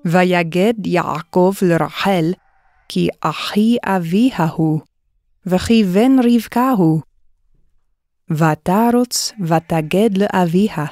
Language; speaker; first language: Hebrew; non-native, fluent; Korean